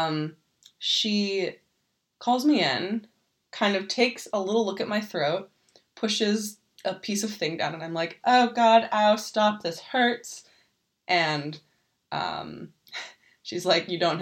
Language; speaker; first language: English; native; English